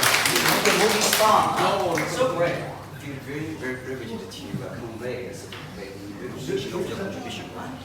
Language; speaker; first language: English; non-native, fluent; Chinese